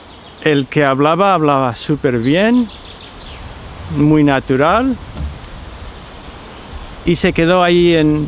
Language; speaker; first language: Spanish; non-native, fluent; English